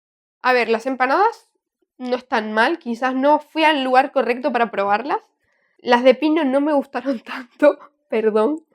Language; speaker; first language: Spanish; native; Spanish